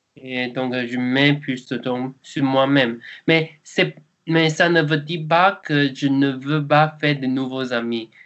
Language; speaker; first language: French; non-native, learner; Chinese